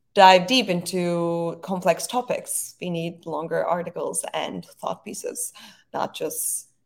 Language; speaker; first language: English; non-native, fluent; Turkish